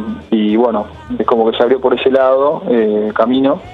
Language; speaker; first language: Spanish; native; Spanish